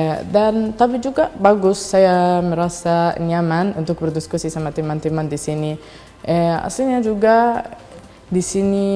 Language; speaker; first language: Indonesian; non-native, learner; Arabic